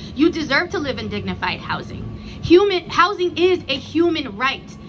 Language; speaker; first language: English; early bilingual, other home language; Spanish